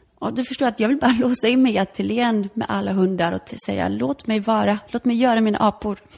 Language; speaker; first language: Swedish; early bilingual, other home language; Polish